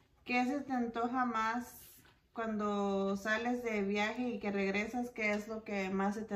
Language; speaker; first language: Spanish; early bilingual, heritage; Spanish